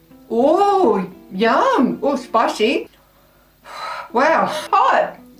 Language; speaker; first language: English; native; English